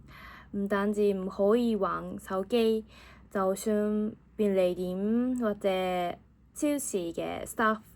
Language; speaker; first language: Cantonese; non-native, fluent; Japanese